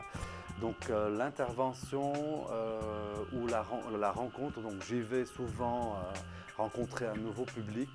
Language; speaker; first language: French; non-native, local second language; Arabic